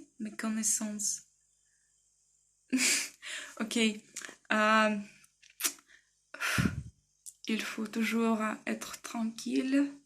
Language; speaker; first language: French; non-native, learner; Russian